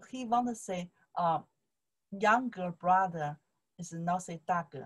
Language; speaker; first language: English; non-native, learner; Chinese